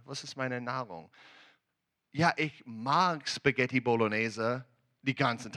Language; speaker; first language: German; non-native, learner; English